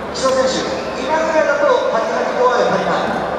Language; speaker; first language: Japanese; native; Japanese